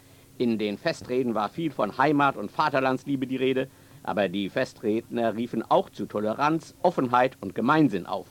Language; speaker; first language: German; native; German